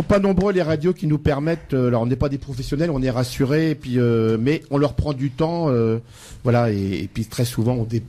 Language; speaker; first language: French; native; French